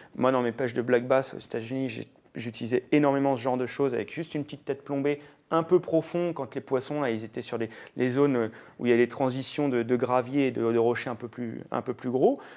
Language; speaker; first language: French; native; French